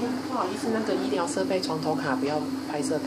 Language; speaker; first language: Chinese; native; Chinese